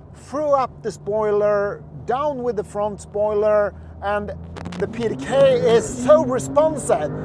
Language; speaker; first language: English; non-native, fluent; Swedish